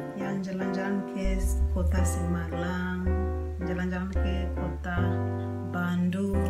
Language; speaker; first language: Indonesian; non-native, learner; Kinyarwanda